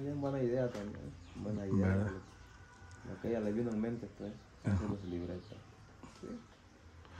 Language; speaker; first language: Spanish; native; Spanish